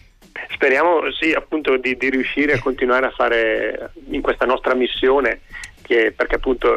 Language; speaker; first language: Italian; native; Italian